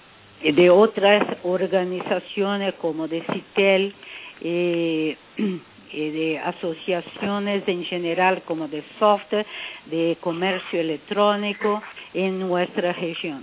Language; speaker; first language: Spanish; non-native, fluent; Portuguese